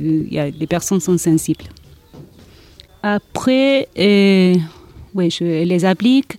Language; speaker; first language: French; non-native, learner; Spanish